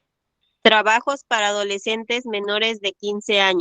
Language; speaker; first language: Spanish; native; Spanish